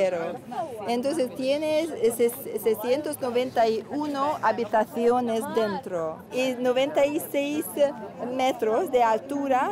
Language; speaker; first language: Spanish; non-native, learner; Hungarian